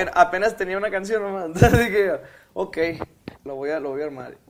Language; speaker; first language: Spanish; native; Spanish